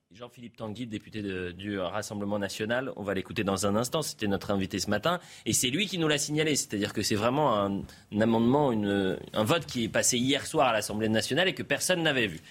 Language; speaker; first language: French; native; French